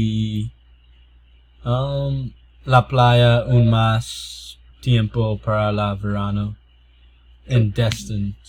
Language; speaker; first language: Spanish; non-native, learner; English